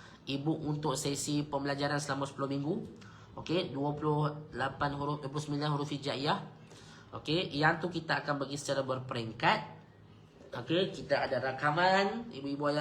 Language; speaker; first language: Malay; native; Malay